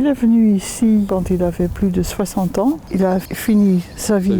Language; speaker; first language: French; non-native, fluent; Dutch